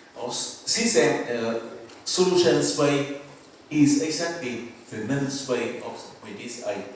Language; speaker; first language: English; non-native, fluent; Vietnamese